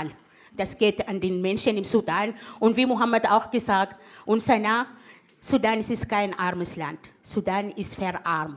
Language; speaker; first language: German; non-native, fluent; Arabic